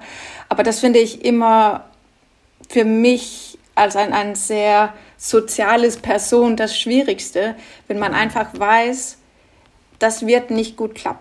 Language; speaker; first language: German; non-native, fluent; Danish